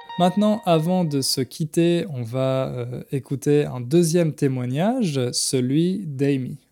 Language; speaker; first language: French; native; French